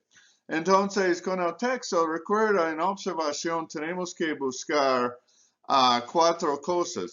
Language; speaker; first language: Spanish; non-native, fluent; English